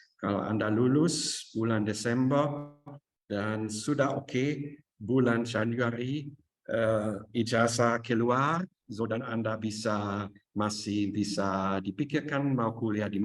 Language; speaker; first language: Indonesian; non-native, fluent; German